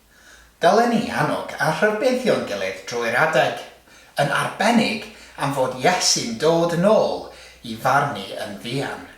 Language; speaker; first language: Welsh; non-native, local second language; English